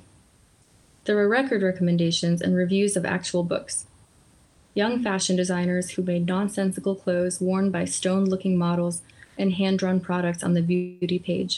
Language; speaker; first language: English; early bilingual, other home language; Polish